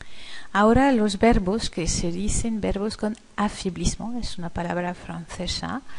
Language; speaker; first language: Spanish; non-native, fluent; French